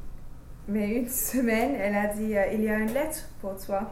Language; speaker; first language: French; non-native, learner; English